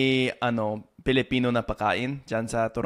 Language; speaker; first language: Filipino; non-native, fluent; English